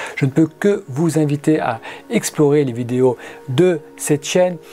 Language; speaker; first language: French; early bilingual, other home language; Arabic